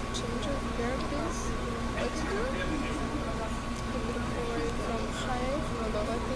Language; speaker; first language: English; non-native, learner; Romanian